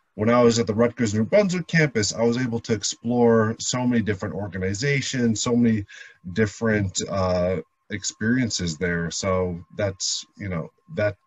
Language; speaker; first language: English; native; English